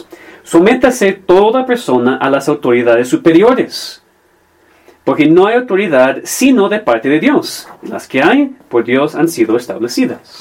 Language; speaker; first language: Spanish; non-native, fluent; English